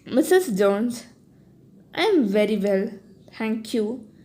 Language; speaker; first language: English; non-native, local second language; Malayalam